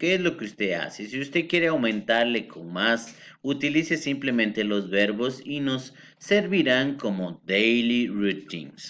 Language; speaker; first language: Spanish; native; Spanish